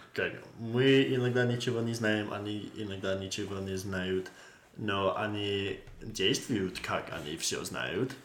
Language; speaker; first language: Russian; non-native, learner; English